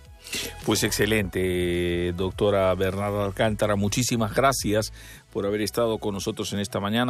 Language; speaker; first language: Spanish; native; Spanish